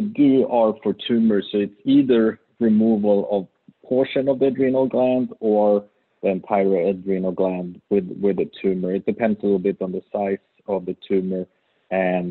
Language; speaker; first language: English; non-native, fluent; Swedish